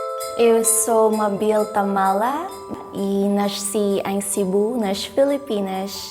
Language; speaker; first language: Portuguese; non-native, fluent; Cebuano